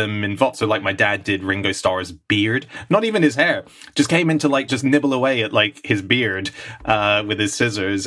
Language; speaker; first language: English; native; English